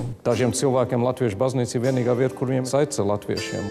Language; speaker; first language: Latvian; early bilingual, heritage; Latvian